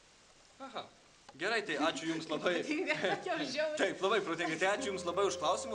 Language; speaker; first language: Lithuanian; native; Lithuanian